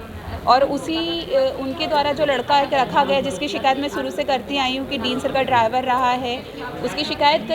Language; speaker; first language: Hindi; native; Hindi